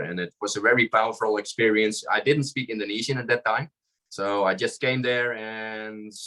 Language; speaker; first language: English; non-native, fluent; Dutch